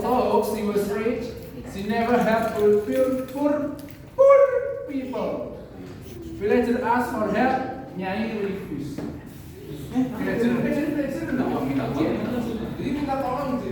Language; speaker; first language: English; non-native, learner; Indonesian